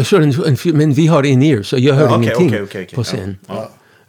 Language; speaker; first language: Swedish; non-native, fluent; English